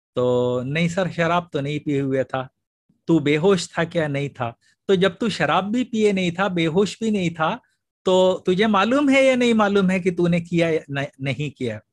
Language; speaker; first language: Hindi; non-native, local second language; Malayalam